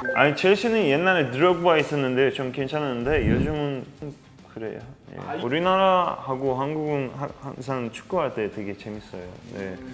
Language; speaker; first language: Korean; non-native, fluent; Persian